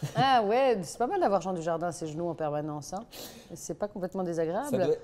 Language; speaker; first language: French; native; French